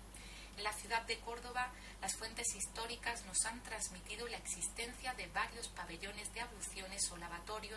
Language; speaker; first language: Spanish; native; Spanish